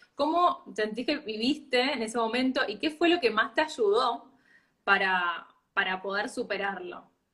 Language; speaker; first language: Spanish; native; Spanish